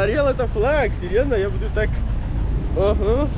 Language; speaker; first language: Russian; non-native, learner; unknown